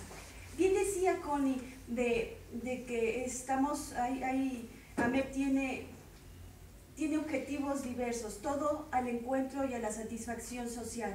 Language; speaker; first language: Spanish; native; Spanish